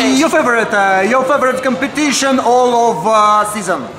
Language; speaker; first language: English; non-native, learner; Russian